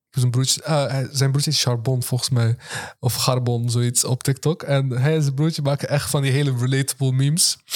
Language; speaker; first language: Dutch; early bilingual, other home language; Turkish